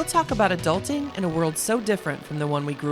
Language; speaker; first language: English; native; English